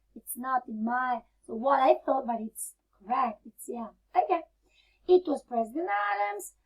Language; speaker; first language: English; non-native, fluent; Italian